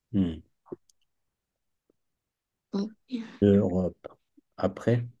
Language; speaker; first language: French; non-native, fluent; Bangla